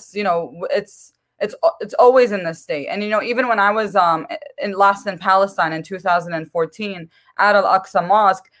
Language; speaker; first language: English; early bilingual, other home language; Arabic